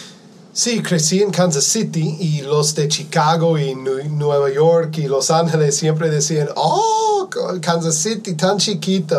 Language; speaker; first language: Spanish; non-native, fluent; English